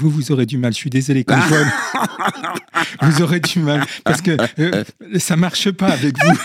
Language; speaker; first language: French; native; French